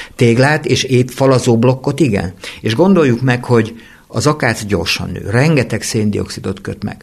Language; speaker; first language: Hungarian; native; Hungarian